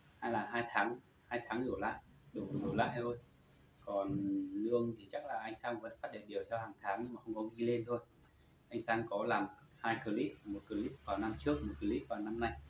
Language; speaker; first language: Vietnamese; non-native, local second language; Hmong